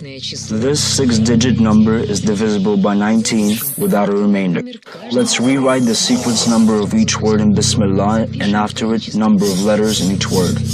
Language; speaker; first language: English; non-native, fluent; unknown